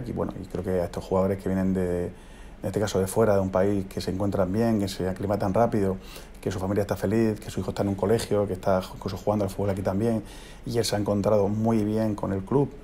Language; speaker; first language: Spanish; native; Spanish